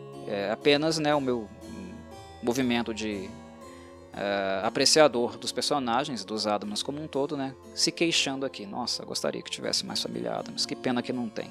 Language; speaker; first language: Portuguese; native; Portuguese